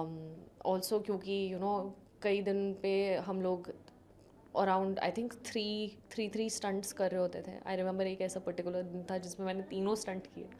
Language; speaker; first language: Hindi; native; Hindi